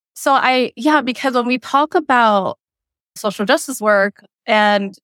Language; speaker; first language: English; early bilingual, other home language; Western Cham